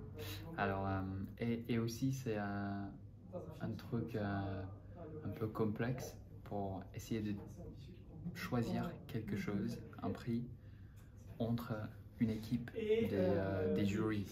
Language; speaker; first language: French; non-native, fluent; English